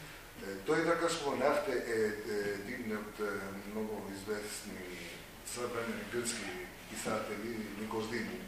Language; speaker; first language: Bulgarian; non-native, fluent; Greek